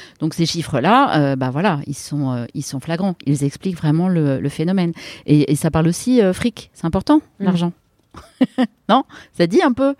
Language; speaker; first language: French; native; French